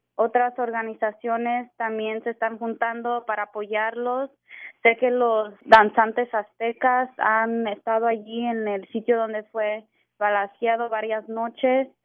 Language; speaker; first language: Spanish; early bilingual, heritage; Spanish